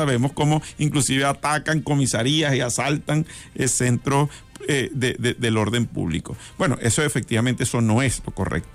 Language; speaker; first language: Spanish; native; Spanish